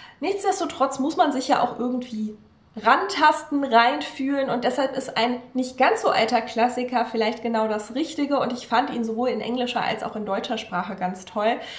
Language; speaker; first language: German; native; German